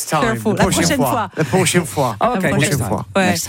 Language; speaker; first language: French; non-native, learner; English